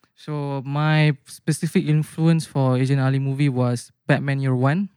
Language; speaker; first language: English; non-native, local second language; Malay